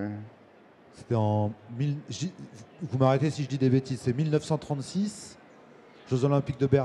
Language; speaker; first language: French; native; French